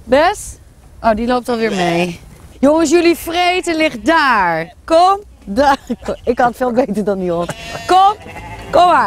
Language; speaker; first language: Dutch; native; Dutch